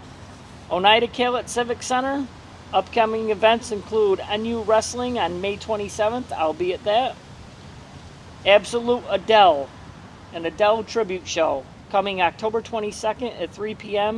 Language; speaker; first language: English; native; English